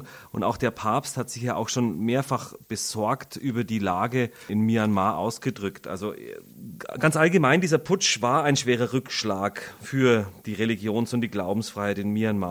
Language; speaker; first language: German; native; German